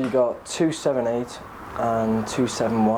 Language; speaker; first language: English; native; English